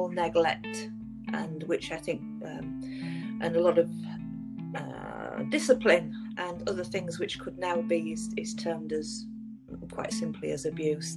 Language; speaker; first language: English; native; English